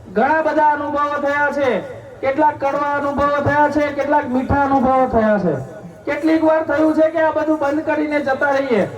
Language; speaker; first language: Gujarati; native; Gujarati